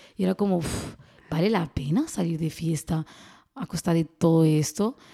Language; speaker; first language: Spanish; early bilingual, other home language; Arabic